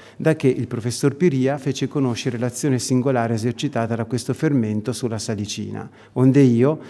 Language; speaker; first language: Italian; native; Italian